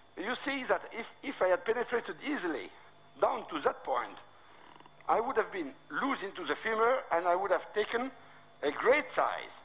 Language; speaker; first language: English; non-native, fluent; French